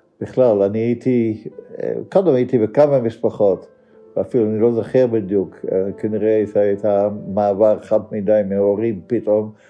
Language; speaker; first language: Hebrew; non-native, fluent; Dutch